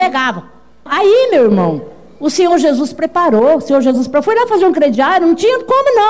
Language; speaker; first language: Portuguese; native; Portuguese